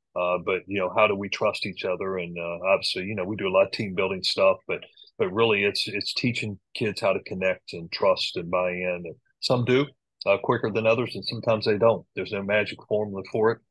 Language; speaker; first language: English; native; English